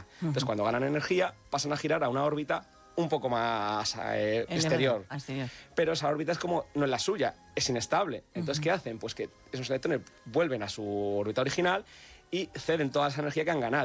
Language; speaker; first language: Spanish; native; Spanish